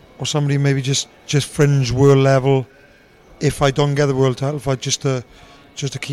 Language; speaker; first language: English; native; English